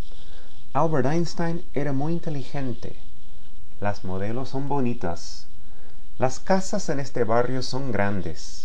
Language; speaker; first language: Spanish; non-native, fluent; English